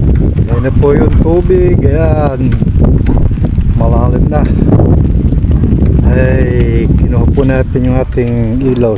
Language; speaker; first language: Filipino; native; Filipino